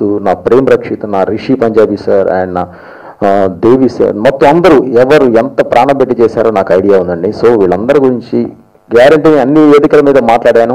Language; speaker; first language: Telugu; native; Telugu